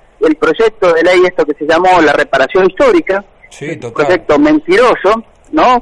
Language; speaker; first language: Spanish; native; Spanish